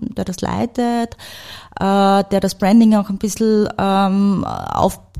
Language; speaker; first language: German; native; German